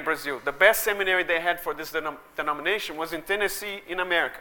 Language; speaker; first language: English; early bilingual, other home language; Portuguese